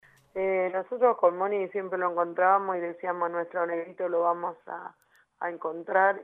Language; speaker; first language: Spanish; native; Spanish